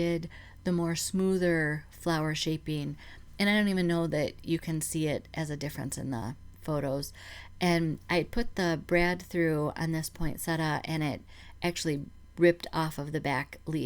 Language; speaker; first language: English; native; English